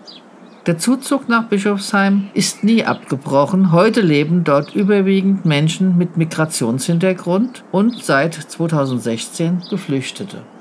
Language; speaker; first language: German; native; German